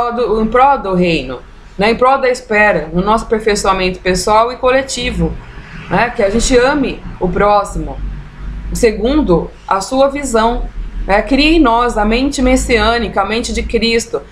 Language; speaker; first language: Portuguese; native; Portuguese